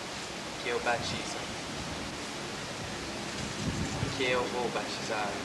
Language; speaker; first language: Portuguese; non-native, learner; English